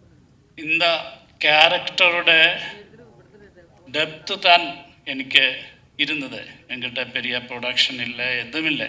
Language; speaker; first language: Tamil; non-native, learner; Malayalam